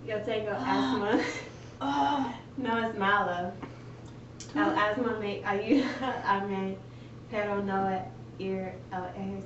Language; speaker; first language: Spanish; non-native, learner; English